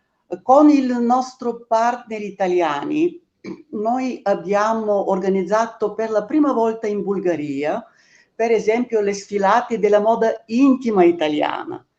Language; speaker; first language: Italian; non-native, fluent; Bulgarian